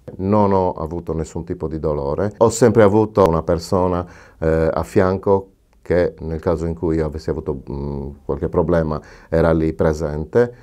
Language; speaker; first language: Italian; native; Italian